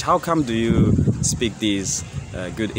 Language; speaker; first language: English; non-native, fluent; Rundi